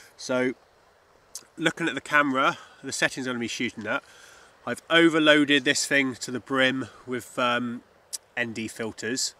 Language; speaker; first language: English; native; English